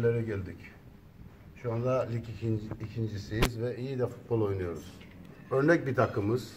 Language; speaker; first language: Turkish; native; Turkish